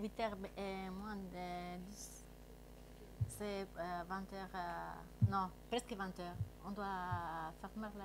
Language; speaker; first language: French; non-native, fluent; Spanish